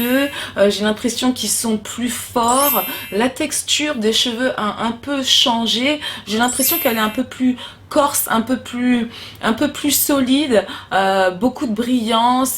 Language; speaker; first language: French; native; French